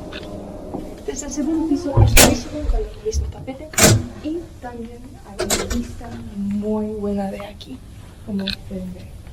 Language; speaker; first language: Spanish; non-native, local second language; Low German